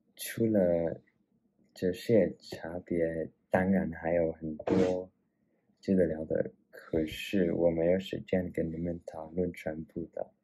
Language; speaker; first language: Chinese; non-native, learner; Spanish